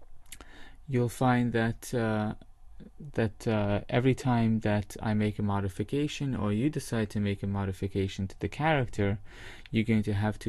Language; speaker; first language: English; native; English